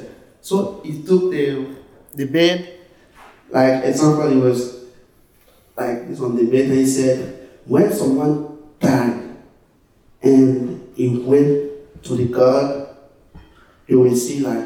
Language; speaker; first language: English; non-native, learner; French